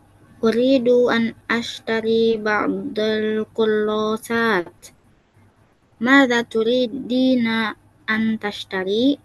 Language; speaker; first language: Arabic; non-native, learner; Indonesian